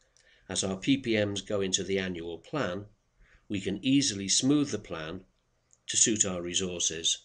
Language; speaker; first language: English; native; English